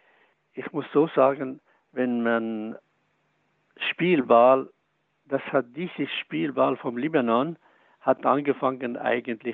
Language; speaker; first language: German; non-native, fluent; Arabic